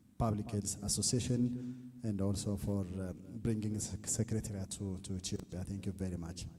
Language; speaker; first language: English; non-native, local second language; Amharic